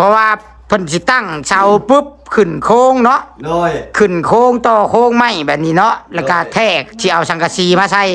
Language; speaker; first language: Thai; non-native, local second language; Lao